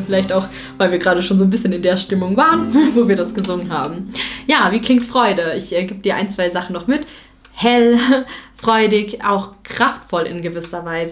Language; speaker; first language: German; native; German